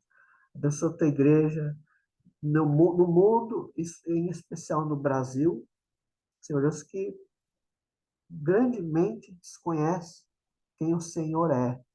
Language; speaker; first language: Portuguese; native; Portuguese